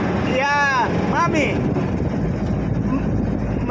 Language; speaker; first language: Arabic; non-native, learner; Filipino